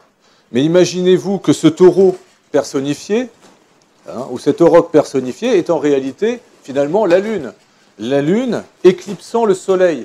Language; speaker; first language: French; native; French